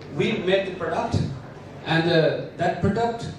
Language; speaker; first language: English; non-native, local second language; Nepali